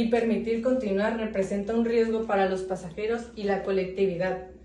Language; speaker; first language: Spanish; native; Spanish